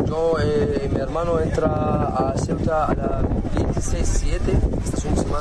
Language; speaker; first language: Spanish; non-native, learner; Arabic